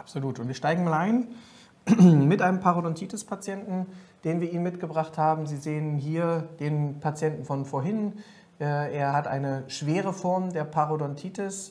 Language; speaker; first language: German; native; German